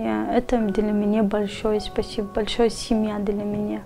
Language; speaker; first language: Russian; non-native, learner; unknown